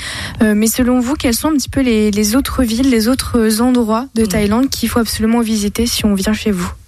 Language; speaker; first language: French; native; French